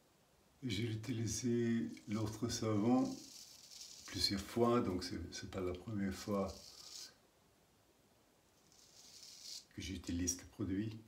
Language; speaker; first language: French; non-native, learner; English